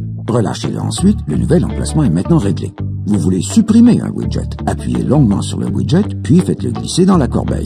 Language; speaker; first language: French; native; French